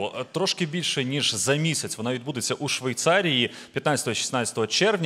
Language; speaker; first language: Ukrainian; native; Ukrainian